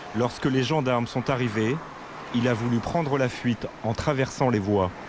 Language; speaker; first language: French; native; French